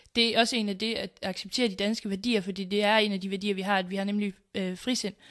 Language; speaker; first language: Danish; early bilingual, other home language; Central Kurdish